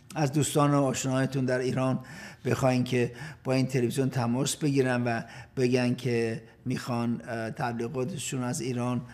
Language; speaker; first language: Persian; native; Persian